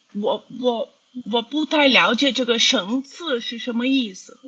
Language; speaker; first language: Chinese; non-native, fluent; Portuguese